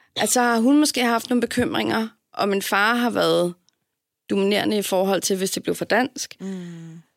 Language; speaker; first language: Danish; native; Danish